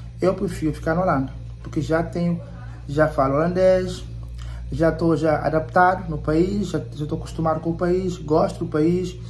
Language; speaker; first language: Portuguese; non-native, local second language; Kabuverdianu